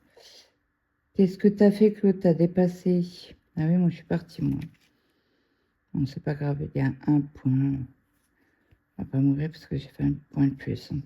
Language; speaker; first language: French; native; French